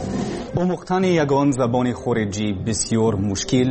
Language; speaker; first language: Persian; non-native, learner; English